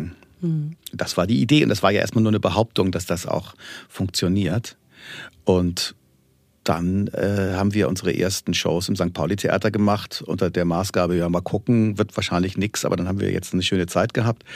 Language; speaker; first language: German; native; German